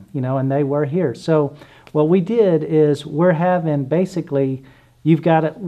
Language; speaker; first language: English; native; English